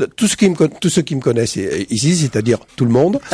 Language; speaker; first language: French; native; French